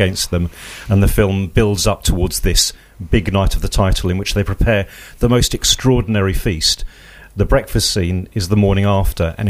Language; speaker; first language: English; native; English